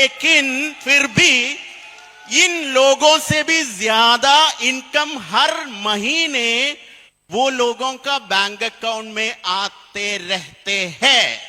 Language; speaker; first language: Hindi; non-native, local second language; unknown